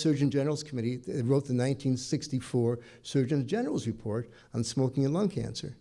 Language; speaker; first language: English; native; English